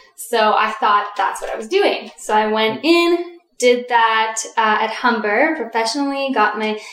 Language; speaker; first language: English; early bilingual, other home language; Russian